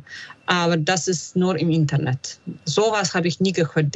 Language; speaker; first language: German; non-native, fluent; Polish